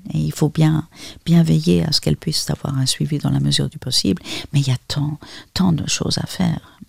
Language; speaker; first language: French; non-native, fluent; Spanish